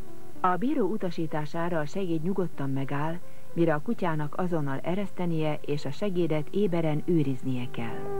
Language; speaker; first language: Hungarian; native; Hungarian